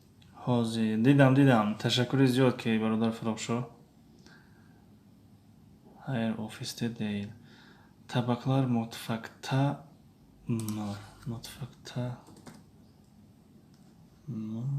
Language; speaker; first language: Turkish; non-native, fluent; Tajik